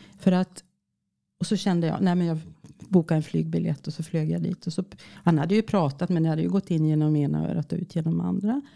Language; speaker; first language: Swedish; native; Swedish